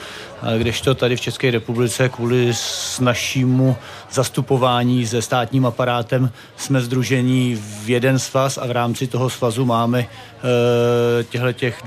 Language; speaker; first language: Czech; native; Czech